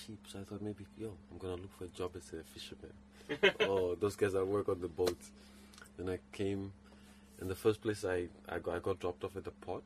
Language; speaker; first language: English; non-native, local second language; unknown